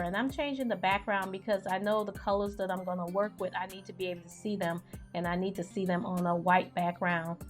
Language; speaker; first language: English; native; English